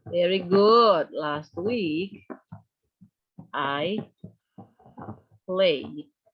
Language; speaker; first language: English; non-native, fluent; Indonesian